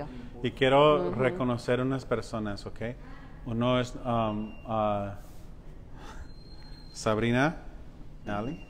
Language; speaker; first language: Spanish; early bilingual, heritage; Spanish